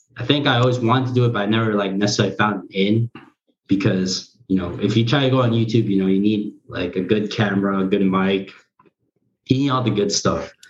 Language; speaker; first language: English; early bilingual, other home language; Korean